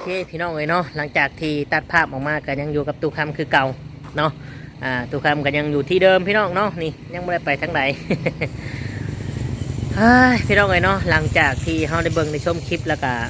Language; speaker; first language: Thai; non-native, local second language; Lao